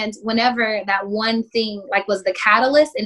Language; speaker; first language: English; native; English